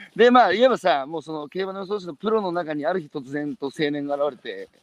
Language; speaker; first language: Japanese; native; Japanese